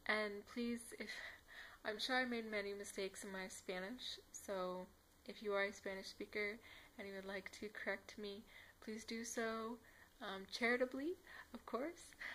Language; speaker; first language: English; native; English